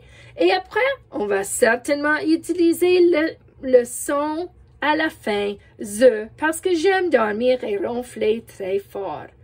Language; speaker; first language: French; non-native, fluent; English